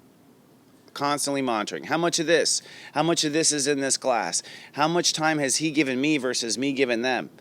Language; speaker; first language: English; native; English